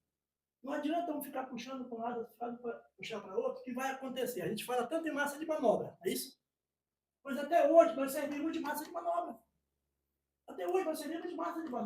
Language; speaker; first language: Portuguese; native; Portuguese